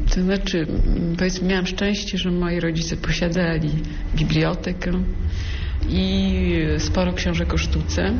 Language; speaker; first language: Polish; early bilingual, heritage; Polish